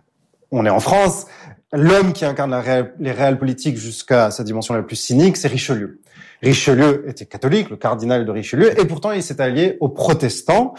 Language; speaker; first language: French; native; French